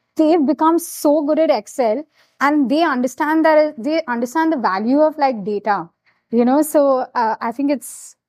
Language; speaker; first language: English; non-native, local second language; Hindi